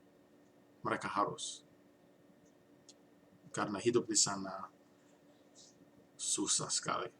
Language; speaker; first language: Indonesian; non-native, learner; English